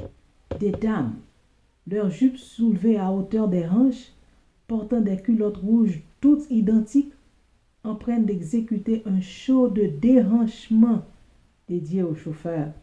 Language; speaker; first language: French; non-native, local second language; Haitian Creole